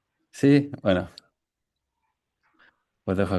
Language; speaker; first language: Spanish; native; Spanish